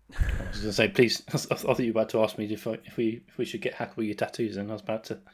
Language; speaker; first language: English; native; English